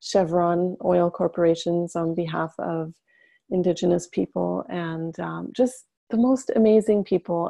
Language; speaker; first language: English; native; English